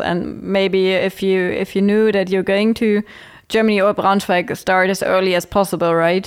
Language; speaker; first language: English; non-native, fluent; German